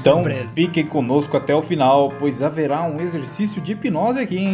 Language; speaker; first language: Portuguese; native; Portuguese